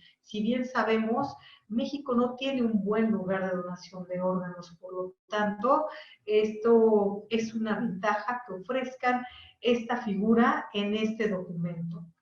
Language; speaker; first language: Spanish; native; Spanish